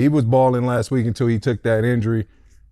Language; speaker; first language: English; native; English